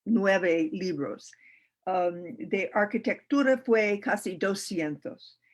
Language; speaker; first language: Spanish; non-native, learner; English